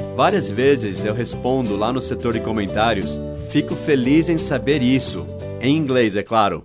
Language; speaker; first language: Portuguese; non-native, fluent; English